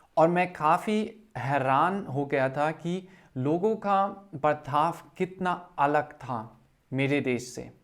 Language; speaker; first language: Hindi; non-native, fluent; German